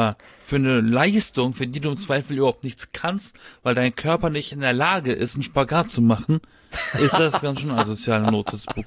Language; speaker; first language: German; native; German